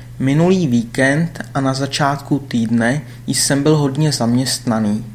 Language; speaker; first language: Czech; non-native, fluent; German